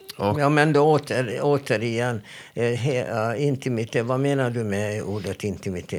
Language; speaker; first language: Swedish; non-native, fluent; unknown